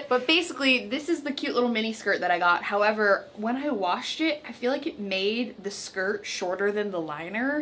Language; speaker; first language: English; native; English